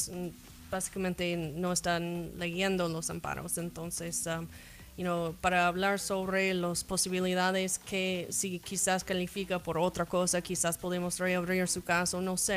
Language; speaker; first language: Spanish; non-native, fluent; English